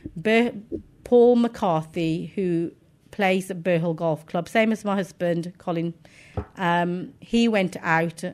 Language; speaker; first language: English; native; English